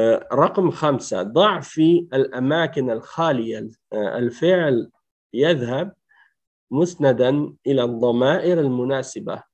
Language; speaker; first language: Arabic; non-native, fluent; French